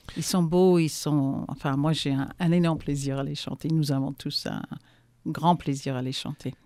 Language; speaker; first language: French; non-native, fluent; English